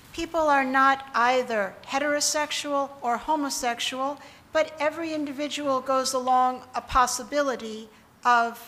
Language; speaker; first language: English; native; English